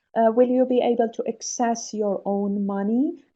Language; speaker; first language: English; non-native, fluent; Persian